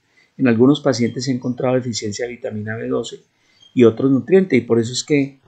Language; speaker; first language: Spanish; native; Spanish